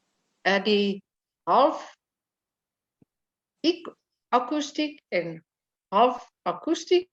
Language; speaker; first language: Danish; non-native, learner; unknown